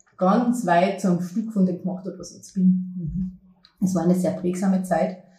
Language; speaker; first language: German; native; German